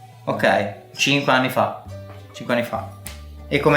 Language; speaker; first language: Italian; native; Italian